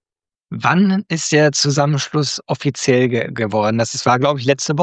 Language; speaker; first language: German; native; German